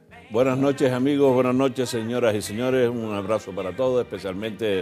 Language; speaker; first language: Spanish; native; Spanish